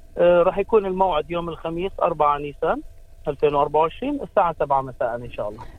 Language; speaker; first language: Arabic; native; Arabic